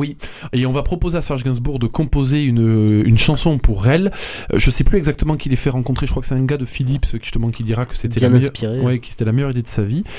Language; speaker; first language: French; native; French